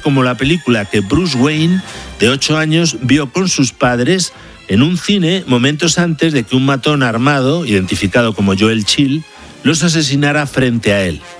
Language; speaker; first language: Spanish; native; Spanish